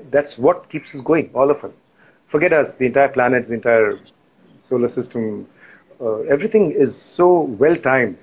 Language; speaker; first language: English; non-native, local second language; Hindi